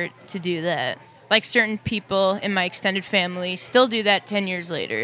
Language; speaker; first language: English; native; English